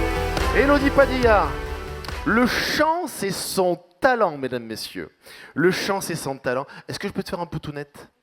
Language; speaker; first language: French; native; French